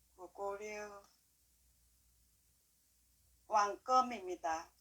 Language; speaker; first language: Korean; non-native, learner; Vietnamese